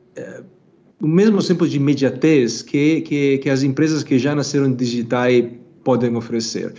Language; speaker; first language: Portuguese; non-native, fluent; Italian